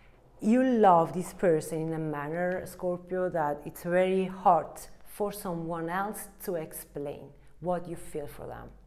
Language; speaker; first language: English; non-native, fluent; Italian